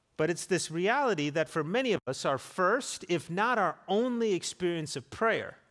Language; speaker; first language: English; native; English